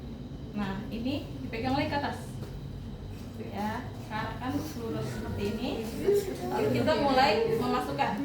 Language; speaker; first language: Indonesian; native; Indonesian